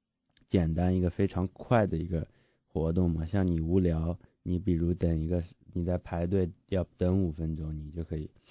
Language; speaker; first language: Chinese; early bilingual, heritage; Chinese